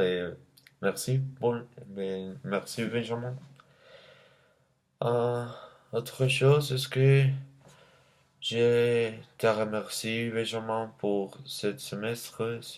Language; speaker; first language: French; non-native, learner; Spanish